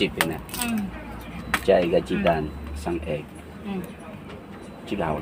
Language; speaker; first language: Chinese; non-native, learner; Filipino